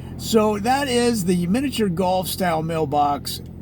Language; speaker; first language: English; native; English